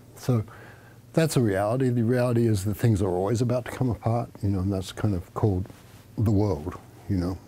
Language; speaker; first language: English; native; English